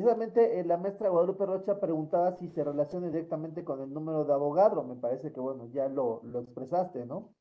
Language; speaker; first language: Spanish; native; Spanish